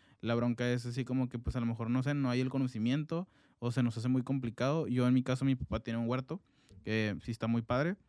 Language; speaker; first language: Spanish; native; Spanish